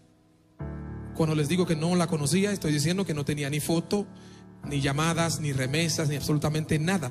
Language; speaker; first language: Spanish; non-native, fluent; Haitian Creole